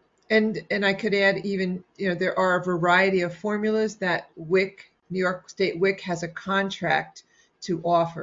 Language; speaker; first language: English; native; English